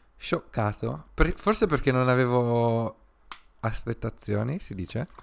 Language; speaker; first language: Italian; early bilingual, other home language; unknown